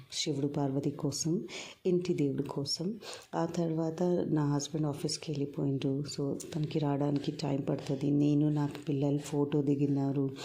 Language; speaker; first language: Telugu; non-native, local second language; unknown